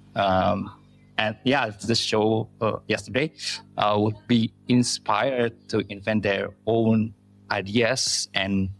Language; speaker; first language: English; non-native, fluent; Indonesian